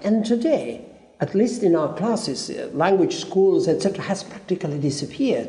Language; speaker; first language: English; non-native, fluent; Spanish